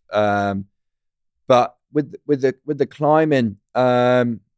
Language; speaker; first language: English; native; English